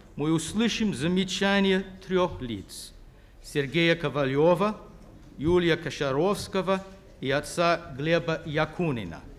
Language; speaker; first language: Russian; non-native, fluent; English